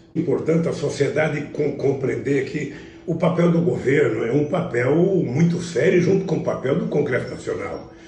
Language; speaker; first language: Portuguese; native; Portuguese